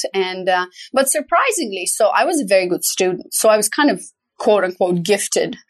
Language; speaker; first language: English; non-native, fluent; Romanian